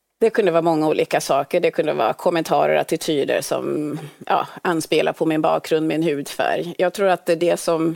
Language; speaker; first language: Swedish; early bilingual, other home language; Swahili